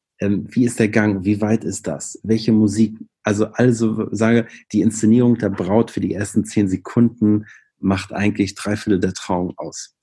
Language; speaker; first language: German; native; German